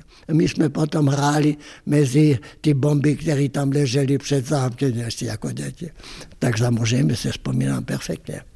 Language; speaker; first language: Czech; non-native, fluent; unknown